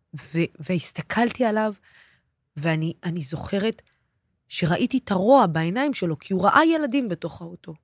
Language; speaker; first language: Hebrew; non-native, local second language; Arabic